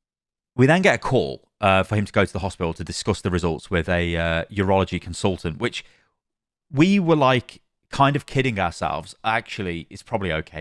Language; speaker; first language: English; native; English